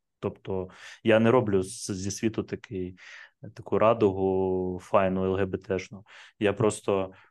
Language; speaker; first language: Ukrainian; non-native, local second language; Russian